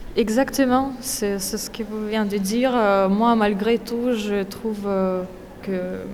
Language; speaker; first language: French; non-native, fluent; Russian